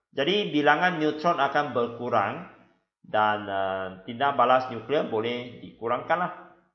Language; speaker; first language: Malay; non-native, local second language; Chinese